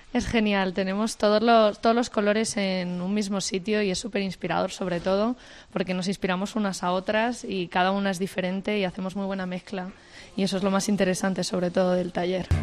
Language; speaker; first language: Spanish; native; Spanish